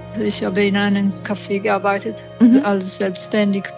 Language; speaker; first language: German; non-native, learner; Italian